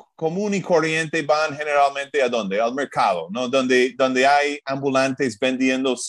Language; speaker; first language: Spanish; non-native, fluent; English